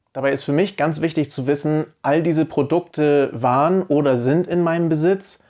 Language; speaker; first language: German; native; German